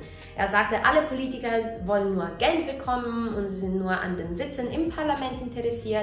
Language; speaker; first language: German; non-native, fluent; Italian